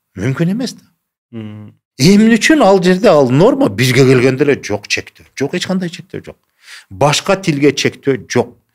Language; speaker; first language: Kyrgyz; non-native, local second language; Russian